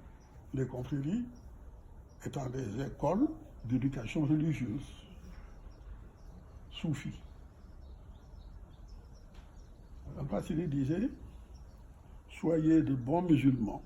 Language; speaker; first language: French; non-native, local second language; Fula